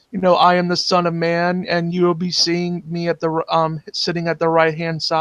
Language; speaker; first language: English; native; English